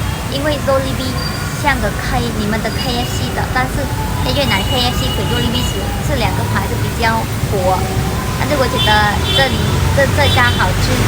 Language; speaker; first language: Chinese; non-native, learner; Vietnamese